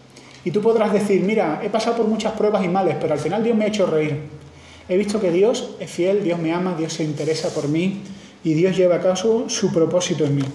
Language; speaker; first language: Spanish; native; Spanish